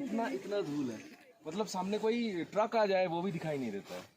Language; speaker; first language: Hindi; non-native, local second language; Bangla